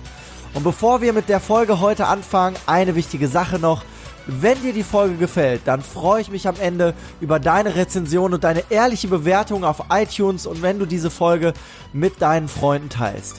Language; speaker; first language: German; native; German